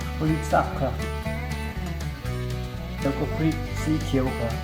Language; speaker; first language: Thai; non-native, learner; Korean